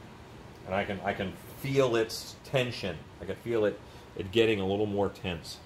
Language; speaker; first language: English; native; English